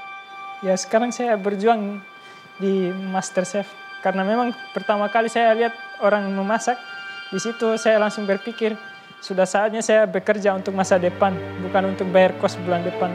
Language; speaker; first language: Indonesian; non-native, local second language; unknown